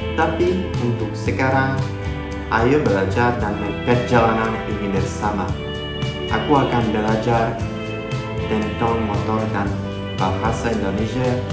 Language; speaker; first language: Indonesian; non-native, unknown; Russian